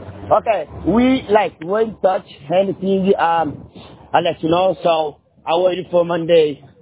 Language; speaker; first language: English; non-native, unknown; Portuguese